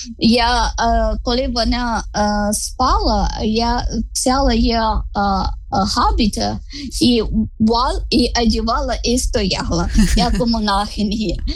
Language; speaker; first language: Ukrainian; non-native, fluent; Malayalam